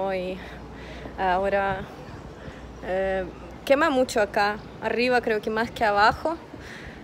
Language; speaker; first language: Spanish; non-native, fluent; Russian